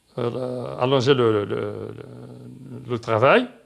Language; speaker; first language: French; non-native, local second language; Arabic